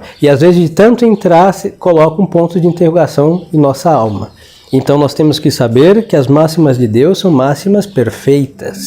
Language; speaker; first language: Portuguese; non-native, fluent; Spanish